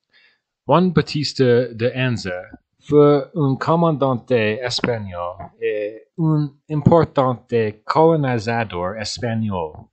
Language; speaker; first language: Spanish; non-native, learner; English